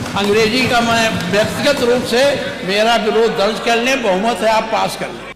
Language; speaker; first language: Hindi; native; Hindi